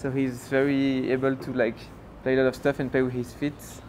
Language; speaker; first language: English; non-native, fluent; French